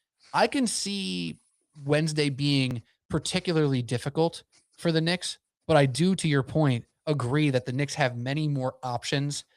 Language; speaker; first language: English; native; English